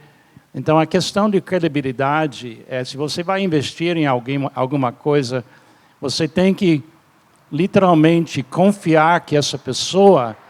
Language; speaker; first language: Portuguese; non-native, fluent; English